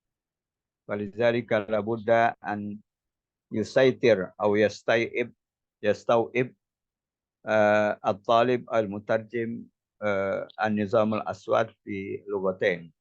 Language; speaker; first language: Arabic; non-native, fluent; Indonesian